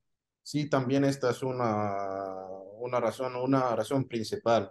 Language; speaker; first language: Spanish; non-native, fluent; Arabic